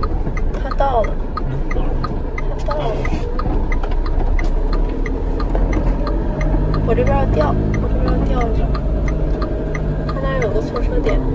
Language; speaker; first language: Chinese; native; Chinese